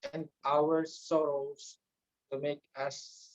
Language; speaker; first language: English; non-native, local second language; Filipino